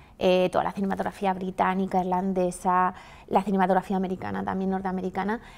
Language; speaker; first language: Spanish; native; Spanish